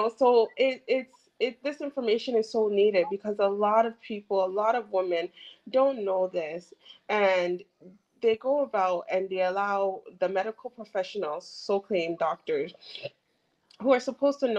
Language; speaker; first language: English; non-native, local second language; Akan